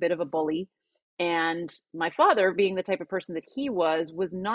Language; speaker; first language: English; native; English